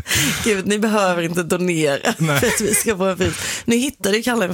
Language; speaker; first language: Swedish; native; Swedish